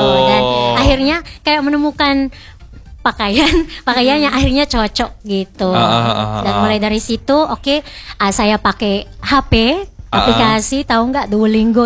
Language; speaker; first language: Indonesian; non-native, fluent; Filipino